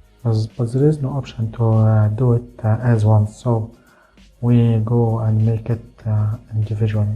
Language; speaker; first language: English; non-native, fluent; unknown